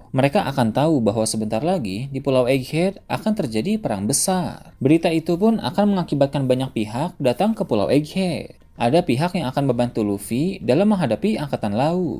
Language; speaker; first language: Indonesian; native; Indonesian